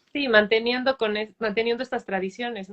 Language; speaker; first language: Spanish; native; Spanish